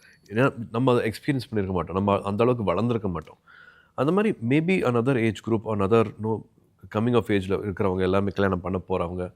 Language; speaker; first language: Tamil; native; Tamil